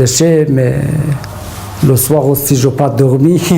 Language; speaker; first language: French; non-native, learner; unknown